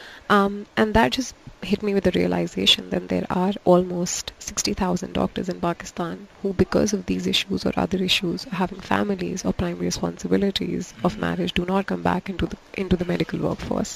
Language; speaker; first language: English; non-native, local second language; Urdu